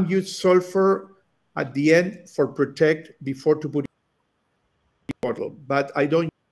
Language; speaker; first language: English; non-native, learner; Spanish